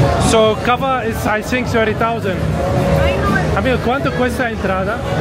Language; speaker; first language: Spanish; non-native, learner; Arabic